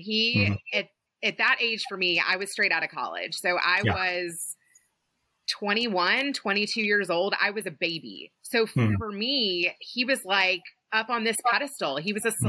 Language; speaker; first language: English; native; English